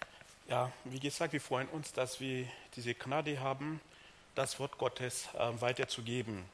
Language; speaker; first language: German; non-native, fluent; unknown